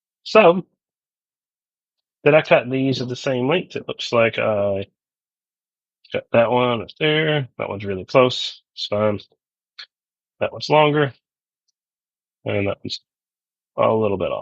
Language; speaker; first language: English; native; English